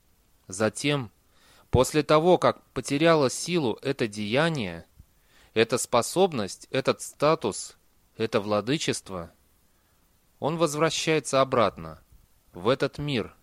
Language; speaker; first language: Russian; native; Russian